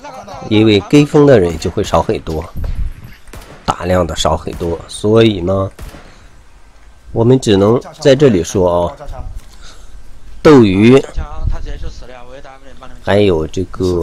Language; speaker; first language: Chinese; native; Chinese